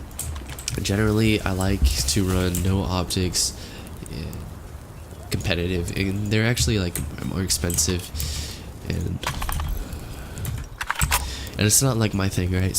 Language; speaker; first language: English; native; English